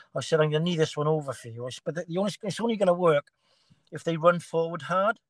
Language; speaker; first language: English; native; English